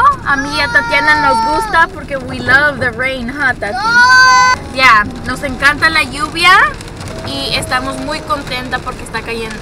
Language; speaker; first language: Spanish; early bilingual, heritage; Spanish